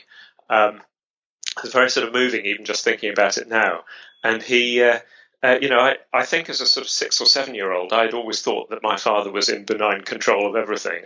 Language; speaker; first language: English; native; English